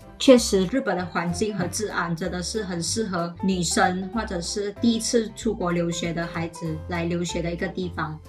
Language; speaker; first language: Chinese; native; Chinese